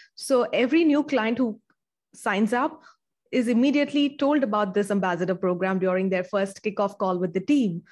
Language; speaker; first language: English; non-native, local second language; Tamil